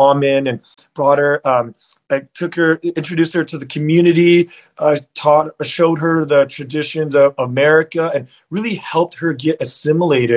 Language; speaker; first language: English; native; English